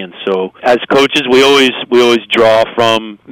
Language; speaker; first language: English; native; English